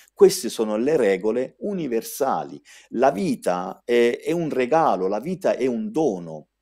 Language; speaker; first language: Italian; early bilingual, heritage; Italian